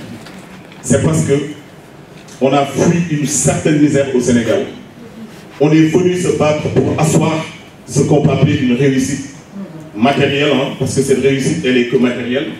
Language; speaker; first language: French; non-native, local second language; Wolof